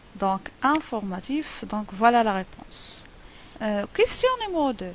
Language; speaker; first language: French; non-native, local second language; Arabic